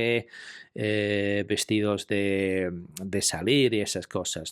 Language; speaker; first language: Spanish; non-native, fluent; English